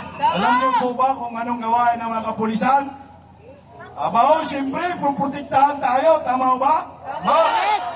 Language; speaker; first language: Filipino; non-native, local second language; Cebuano